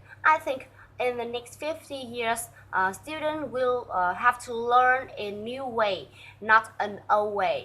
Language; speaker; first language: English; non-native, learner; Vietnamese